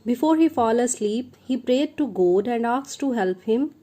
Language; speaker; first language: English; non-native, local second language; Punjabi